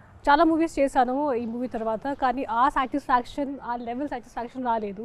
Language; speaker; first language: Telugu; non-native, fluent; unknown